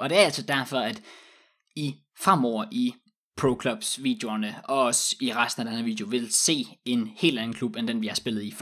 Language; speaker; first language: Danish; native; Danish